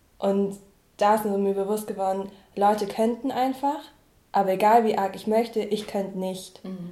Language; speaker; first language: German; early bilingual, other home language; Vietnamese